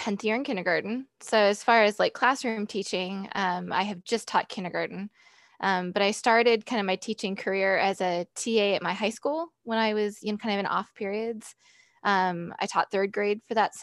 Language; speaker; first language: English; native; English